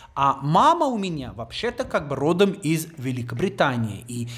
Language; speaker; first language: Russian; non-native, fluent; English